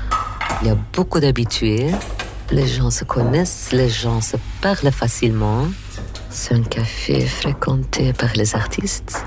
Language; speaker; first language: French; non-native, local second language; Dutch